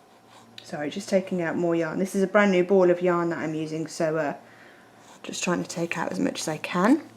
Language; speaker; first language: English; native; English